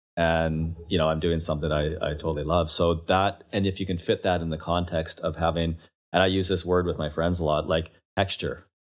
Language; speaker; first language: English; native; English